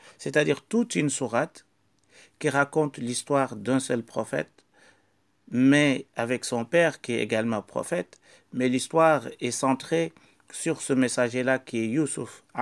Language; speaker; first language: French; non-native, local second language; Wolof